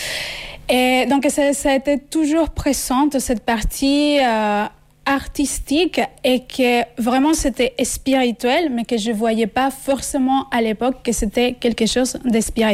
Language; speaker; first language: French; non-native, fluent; Spanish